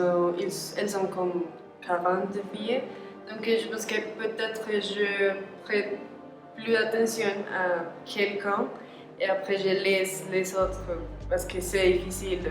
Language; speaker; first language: French; non-native, learner; Spanish